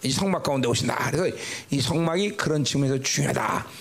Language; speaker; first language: Korean; native; Korean